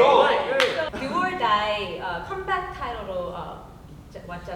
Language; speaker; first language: Korean; early bilingual, heritage; English